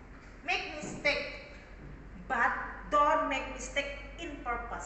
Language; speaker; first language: English; non-native, learner; Indonesian